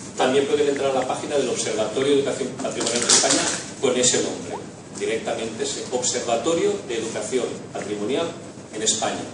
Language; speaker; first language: Spanish; non-native, local second language; Catalan